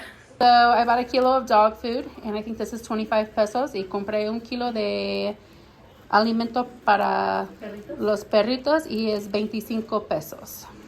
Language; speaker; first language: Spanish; non-native, learner; English